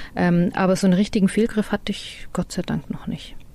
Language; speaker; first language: German; native; German